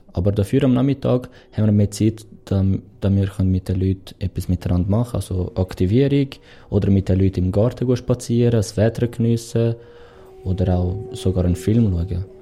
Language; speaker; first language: German; non-native, fluent; Portuguese